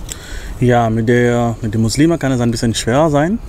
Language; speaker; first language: German; non-native, fluent; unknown